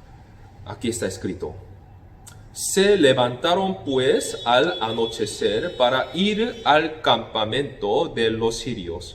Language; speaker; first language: Spanish; non-native, fluent; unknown